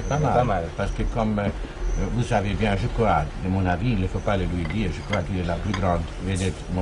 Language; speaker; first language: French; non-native, fluent; German